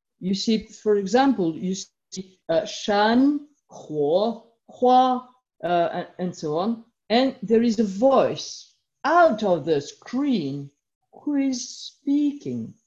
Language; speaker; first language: English; non-native, fluent; French